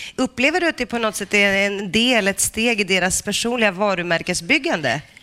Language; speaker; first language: Swedish; early bilingual, other home language; Greek